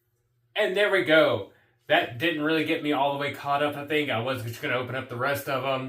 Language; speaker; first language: English; native; English